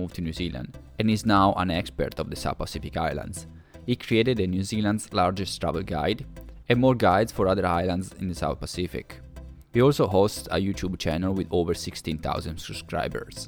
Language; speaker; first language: English; non-native, fluent; Italian